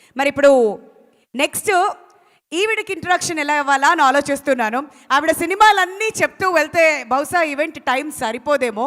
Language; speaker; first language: Telugu; native; Telugu